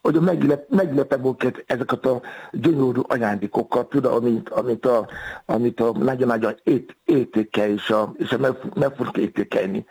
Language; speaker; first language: Hungarian; non-native, fluent; Yoruba